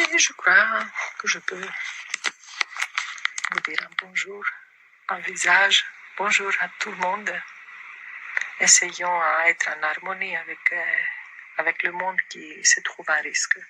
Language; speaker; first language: French; non-native, fluent; Greek